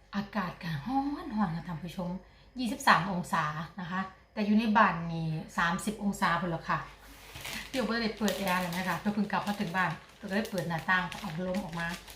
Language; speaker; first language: Thai; native; Thai